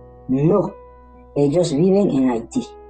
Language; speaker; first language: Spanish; non-native, learner; Haitian Creole